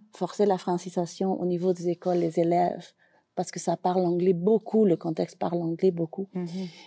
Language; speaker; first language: French; non-native, fluent; Spanish